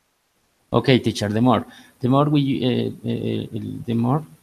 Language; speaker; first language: English; non-native, learner; Spanish